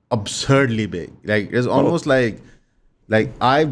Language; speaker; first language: English; non-native, local second language; Urdu